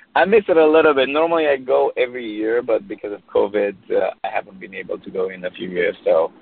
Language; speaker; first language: English; non-native, fluent; Romanian